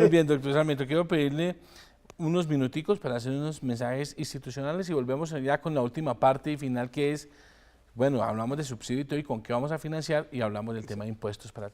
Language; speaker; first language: Spanish; native; Spanish